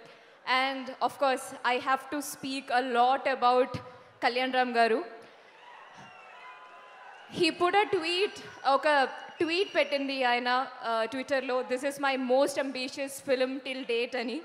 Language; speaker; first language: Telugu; non-native, learner; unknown